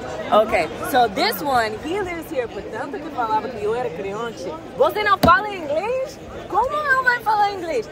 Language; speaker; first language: Portuguese; non-native, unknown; English